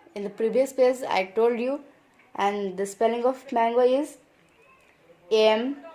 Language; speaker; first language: English; non-native, local second language; Hindi